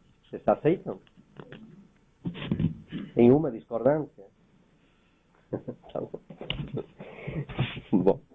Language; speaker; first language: Portuguese; non-native, fluent; Spanish